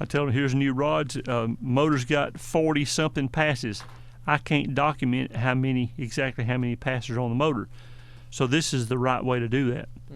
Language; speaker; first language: English; native; English